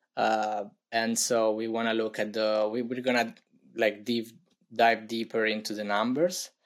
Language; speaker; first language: English; non-native, fluent; Italian